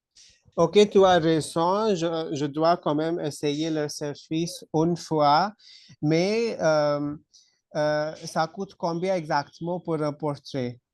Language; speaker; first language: French; non-native, fluent; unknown